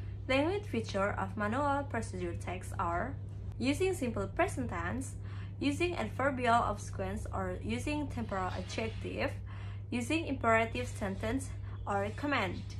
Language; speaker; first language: English; non-native, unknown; Indonesian